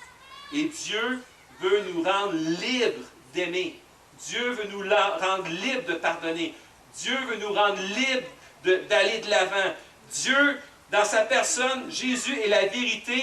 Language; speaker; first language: French; native; French